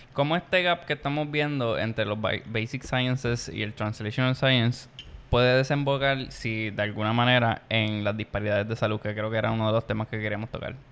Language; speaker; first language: Spanish; native; Spanish